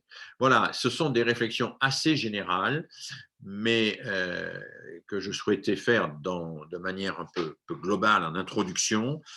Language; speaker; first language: French; native; French